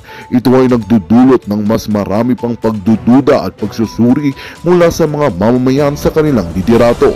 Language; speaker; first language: Filipino; native; Filipino